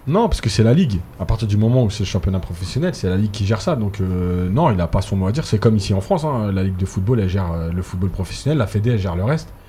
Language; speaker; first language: French; native; French